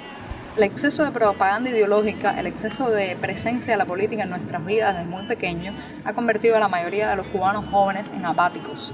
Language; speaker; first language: Spanish; native; Spanish